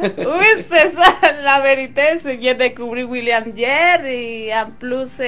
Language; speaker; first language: French; non-native, local second language; Spanish